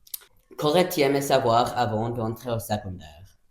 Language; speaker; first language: French; non-native, local second language; English